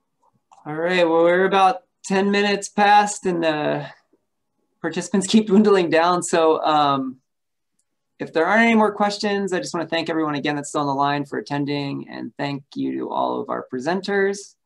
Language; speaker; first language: English; native; English